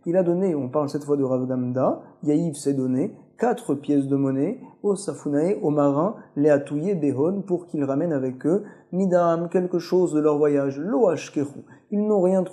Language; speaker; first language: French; native; French